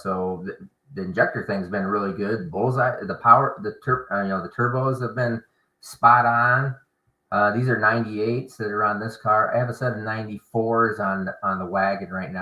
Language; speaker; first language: English; native; English